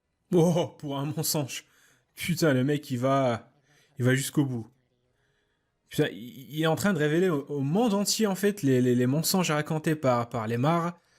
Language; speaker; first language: French; native; French